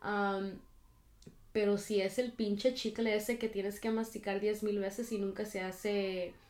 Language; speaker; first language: Spanish; early bilingual, heritage; Spanish